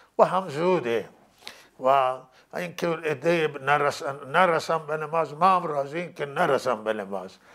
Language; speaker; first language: Persian; non-native, local second language; Baluchi